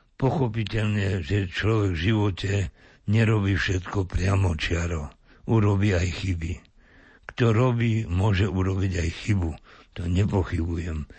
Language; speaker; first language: Slovak; native; Slovak